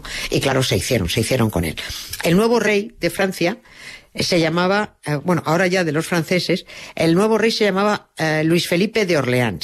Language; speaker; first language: Spanish; native; Spanish